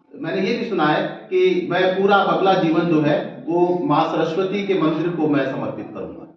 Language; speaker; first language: Hindi; native; Hindi